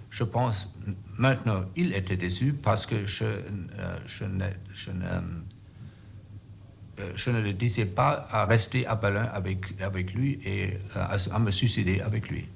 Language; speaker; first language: French; non-native, fluent; German